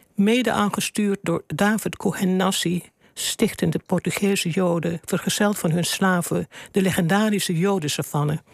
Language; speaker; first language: Dutch; native; Dutch